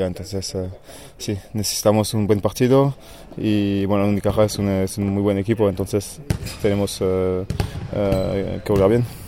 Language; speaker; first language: Spanish; non-native, fluent; French